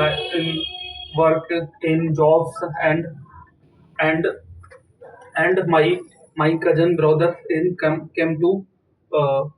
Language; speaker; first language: English; non-native, learner; Hindi